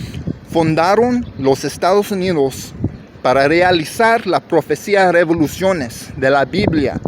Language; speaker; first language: Spanish; early bilingual, heritage; English